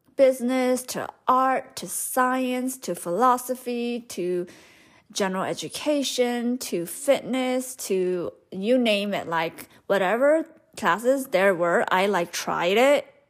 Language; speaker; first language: English; early bilingual, other home language; Hmong